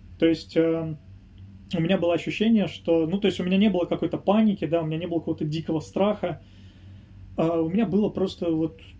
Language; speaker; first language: Russian; native; Russian